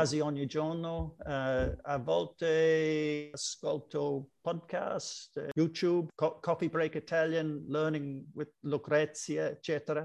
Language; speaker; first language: Italian; non-native, learner; English